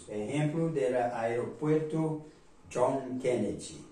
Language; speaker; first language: Spanish; non-native, learner; Portuguese